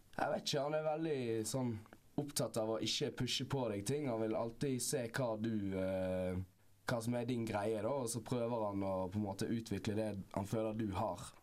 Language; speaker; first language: Norwegian; native; Norwegian